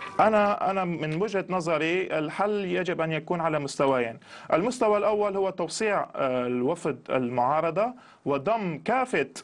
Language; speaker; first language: Arabic; non-native, local second language; Armenian